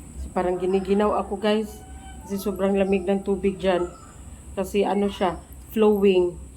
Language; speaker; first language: Filipino; non-native, local second language; Cebuano